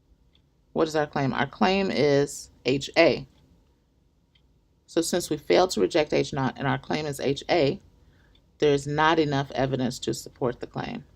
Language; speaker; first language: English; native; English